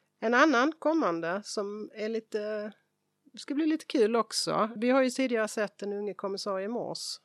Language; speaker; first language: Swedish; native; Swedish